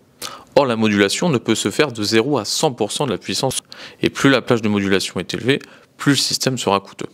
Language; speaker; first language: French; native; French